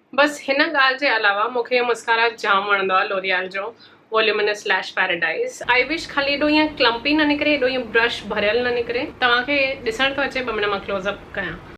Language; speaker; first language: Sindhi; early bilingual, heritage; Sindhi